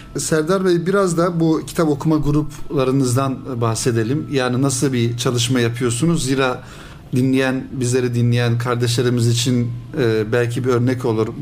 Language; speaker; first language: Turkish; native; Turkish